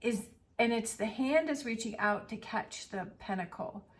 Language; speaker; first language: English; native; English